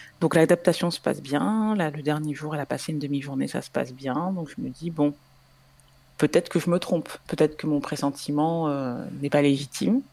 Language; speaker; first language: French; native; French